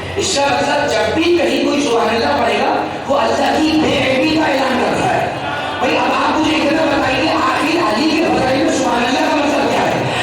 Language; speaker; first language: Urdu; native; Urdu